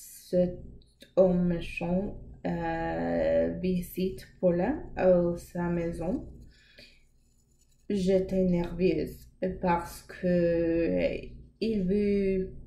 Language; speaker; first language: French; non-native, learner; English